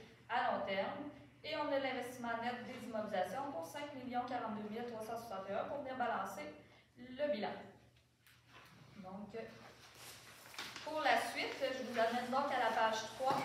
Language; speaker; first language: French; native; French